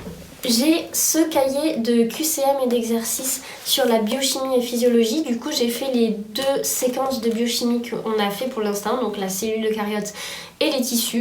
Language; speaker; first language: French; native; French